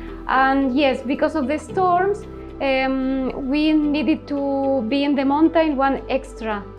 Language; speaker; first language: English; non-native, learner; Spanish